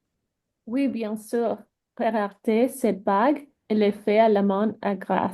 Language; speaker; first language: French; non-native, learner; English